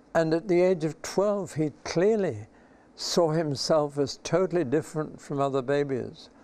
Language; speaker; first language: English; native; English